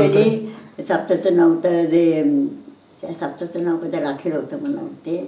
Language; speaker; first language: Hebrew; non-native, learner; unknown